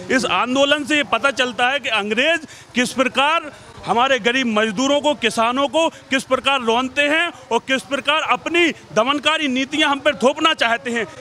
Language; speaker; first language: Hindi; native; Hindi